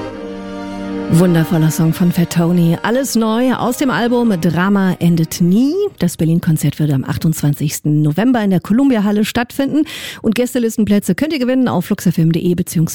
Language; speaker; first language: German; native; German